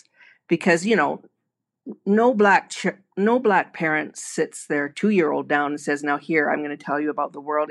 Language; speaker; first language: English; native; English